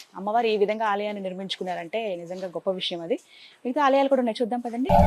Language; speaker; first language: Telugu; native; Telugu